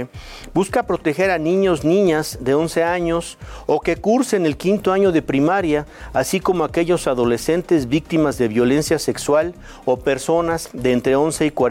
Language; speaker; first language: Spanish; native; Spanish